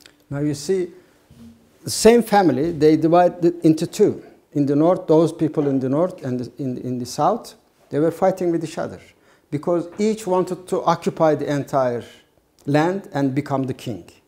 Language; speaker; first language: English; non-native, fluent; Turkish